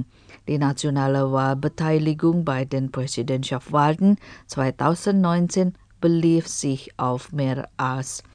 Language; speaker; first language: German; non-native, fluent; Indonesian